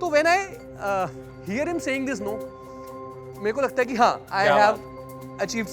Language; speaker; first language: Hindi; native; Hindi